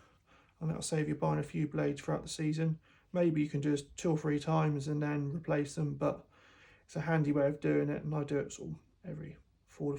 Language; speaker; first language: English; native; English